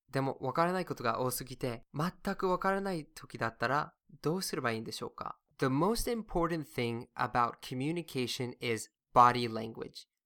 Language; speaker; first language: Japanese; non-native, fluent; English